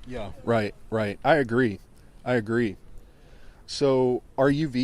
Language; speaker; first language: English; native; English